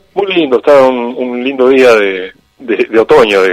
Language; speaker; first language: Spanish; native; Spanish